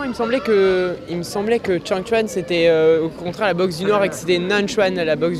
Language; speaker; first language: French; native; French